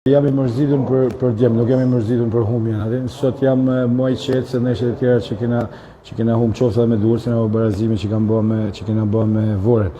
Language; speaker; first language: Albanian; native; Albanian